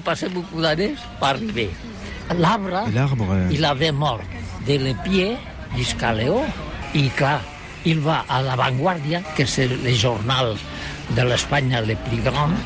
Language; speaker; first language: French; non-native, learner; Catalan